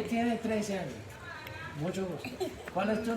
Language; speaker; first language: Spanish; non-native, learner; English